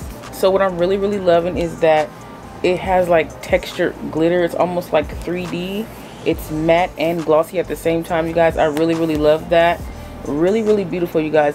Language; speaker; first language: English; native; English